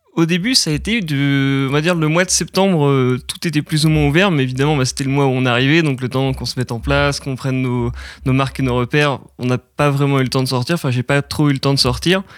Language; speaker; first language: French; native; French